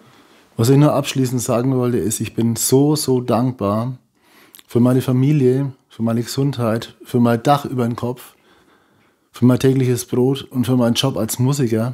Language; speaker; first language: German; native; German